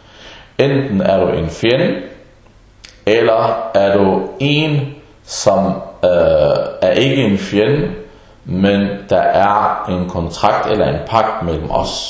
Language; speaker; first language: Danish; early bilingual, other home language; Arabic